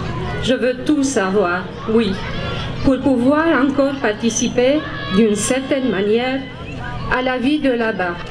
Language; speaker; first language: French; non-native, fluent; Romanian